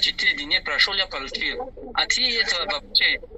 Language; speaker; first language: Russian; non-native, learner; Tajik